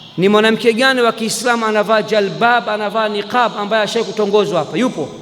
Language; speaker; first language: Swahili; native; Swahili